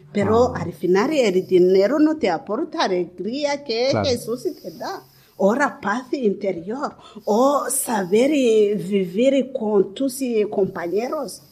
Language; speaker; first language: Spanish; non-native, learner; Kinyarwanda